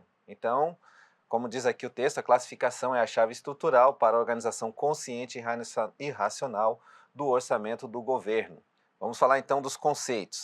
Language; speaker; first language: Portuguese; native; Portuguese